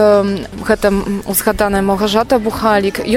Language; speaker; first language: Belarusian; non-native, fluent; Polish